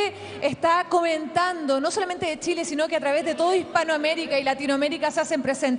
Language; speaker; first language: Spanish; native; Spanish